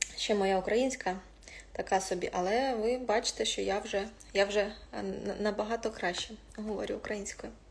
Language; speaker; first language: Ukrainian; non-native, local second language; Russian